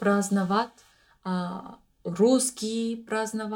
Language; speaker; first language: Russian; non-native, learner; English